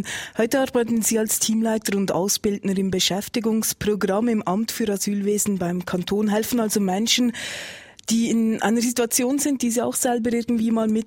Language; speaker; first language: German; native; German